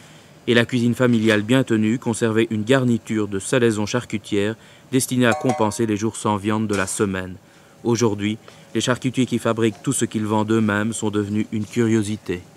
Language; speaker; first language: French; native; French